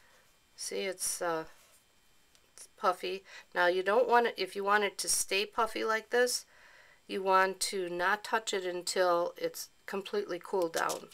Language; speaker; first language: English; native; English